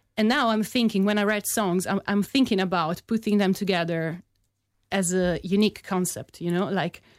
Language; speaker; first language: English; non-native, fluent; Italian